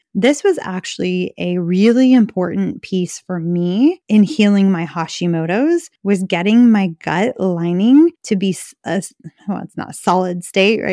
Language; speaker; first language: English; native; English